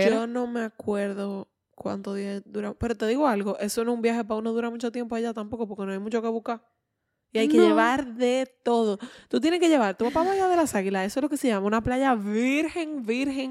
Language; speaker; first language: Spanish; native; Spanish